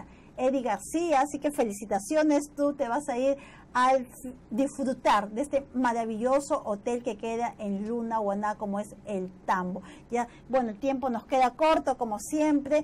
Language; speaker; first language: Spanish; native; Spanish